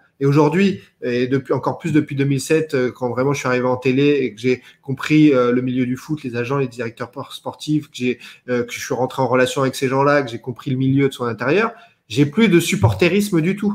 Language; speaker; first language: French; native; French